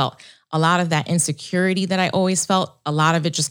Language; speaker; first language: English; early bilingual, other home language; Spanish